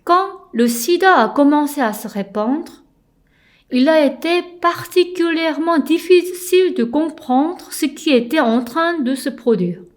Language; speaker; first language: French; non-native, fluent; Korean